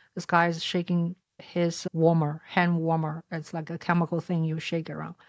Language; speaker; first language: English; non-native, fluent; Chinese